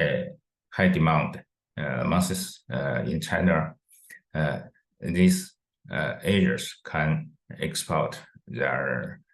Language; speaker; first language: English; non-native, fluent; Chinese